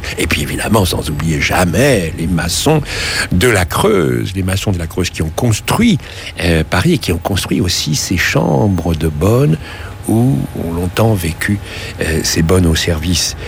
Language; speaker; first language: French; native; French